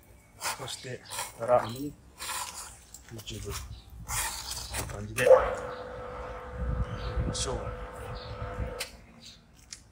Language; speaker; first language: Japanese; non-native, fluent; Thai